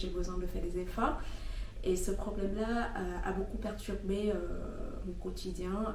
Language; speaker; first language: French; non-native, fluent; Vietnamese